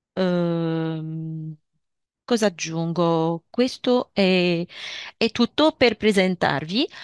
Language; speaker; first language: Italian; non-native, fluent; Arabic